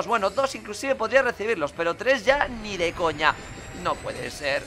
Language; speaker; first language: Spanish; native; Spanish